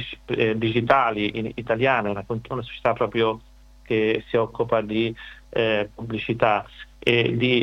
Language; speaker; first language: Italian; native; Italian